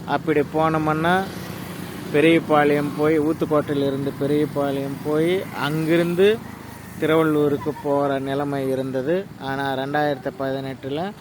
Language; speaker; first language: Tamil; non-native, local second language; Telugu